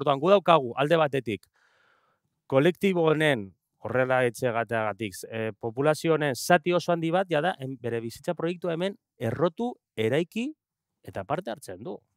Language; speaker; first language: Basque; non-native, local second language; Spanish